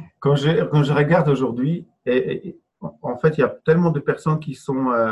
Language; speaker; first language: French; non-native, fluent; Polish